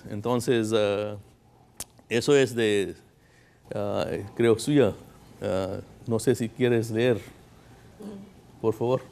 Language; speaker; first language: Spanish; non-native, fluent; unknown